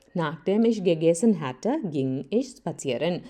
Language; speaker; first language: German; non-native, learner; Malayalam